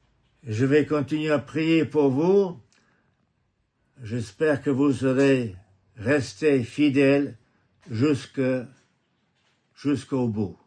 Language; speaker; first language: French; non-native, fluent; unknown